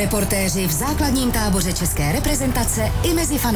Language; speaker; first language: Czech; native; Czech